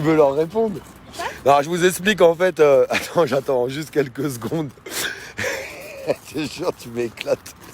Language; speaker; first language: French; native; French